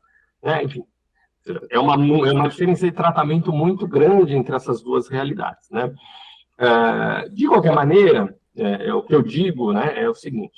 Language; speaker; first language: Portuguese; native; Portuguese